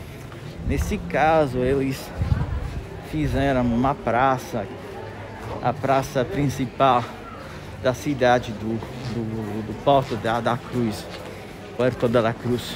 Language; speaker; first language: Portuguese; non-native, fluent; Italian